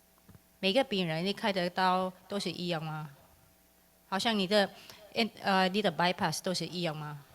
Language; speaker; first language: Chinese; non-native, learner; English